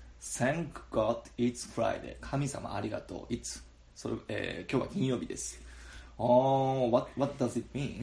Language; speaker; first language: English; non-native, learner; Japanese